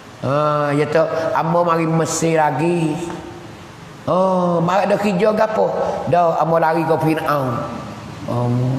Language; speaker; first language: Malay; native; Malay